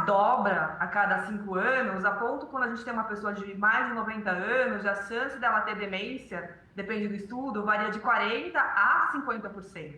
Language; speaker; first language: Portuguese; native; Portuguese